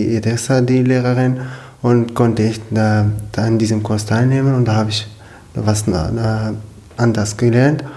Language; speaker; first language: German; non-native, fluent; Arabic